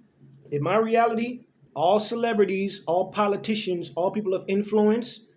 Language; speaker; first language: English; native; English